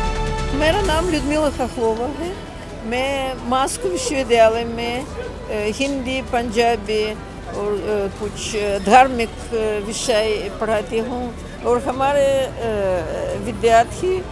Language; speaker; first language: Hindi; non-native, fluent; Russian